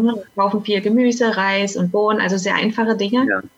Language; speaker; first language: German; native; German